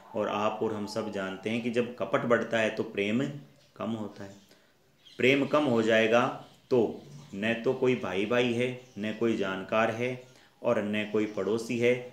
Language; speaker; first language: Hindi; native; Hindi